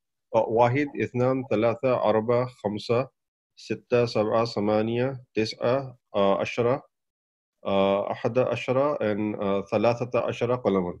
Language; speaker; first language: Arabic; non-native, learner; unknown